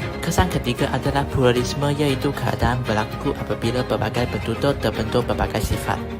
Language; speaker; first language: Malay; non-native, local second language; Chinese